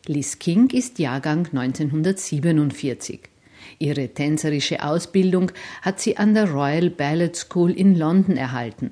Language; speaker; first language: German; native; German